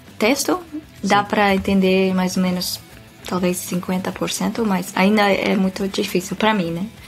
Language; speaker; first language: Portuguese; non-native, fluent; Dutch